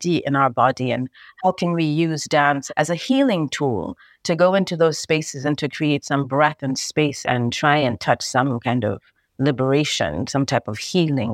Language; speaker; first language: English; native; English